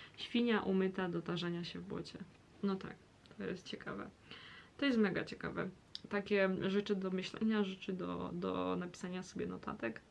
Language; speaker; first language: Polish; early bilingual, heritage; Polish